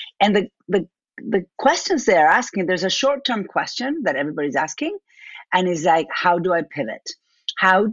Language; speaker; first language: English; non-native, fluent; Spanish